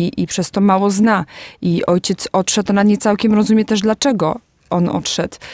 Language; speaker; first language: Polish; early bilingual, heritage; Polish